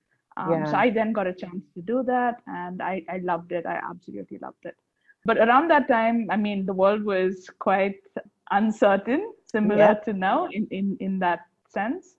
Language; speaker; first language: English; non-native, local second language; Tamil